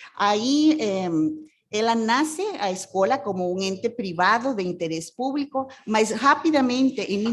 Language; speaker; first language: Portuguese; non-native, fluent; Spanish